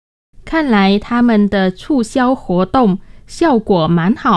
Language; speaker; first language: Chinese; non-native, fluent; Vietnamese